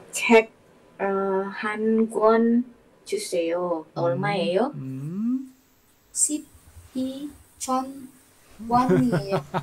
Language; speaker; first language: Korean; non-native, learner; Indonesian